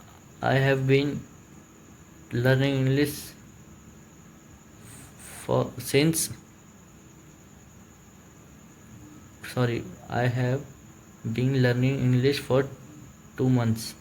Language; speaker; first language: English; non-native, learner; Hindi